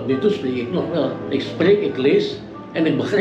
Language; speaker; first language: Dutch; early bilingual, heritage; Dutch